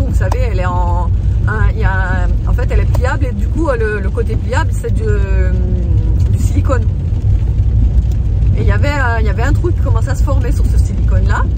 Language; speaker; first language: French; native; French